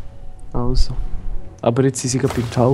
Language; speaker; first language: German; native; German